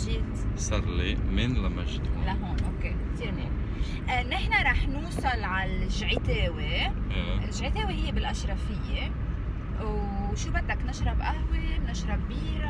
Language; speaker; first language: Arabic; native; Arabic